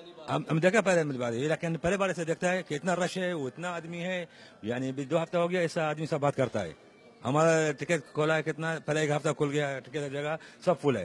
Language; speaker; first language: Hindi; non-native, learner; Arabic